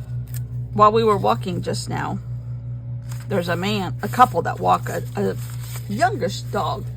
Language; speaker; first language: English; native; English